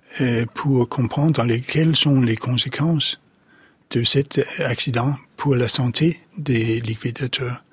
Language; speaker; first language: French; non-native, fluent; Danish